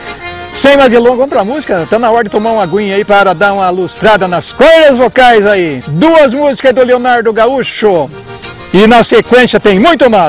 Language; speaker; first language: Portuguese; native; Portuguese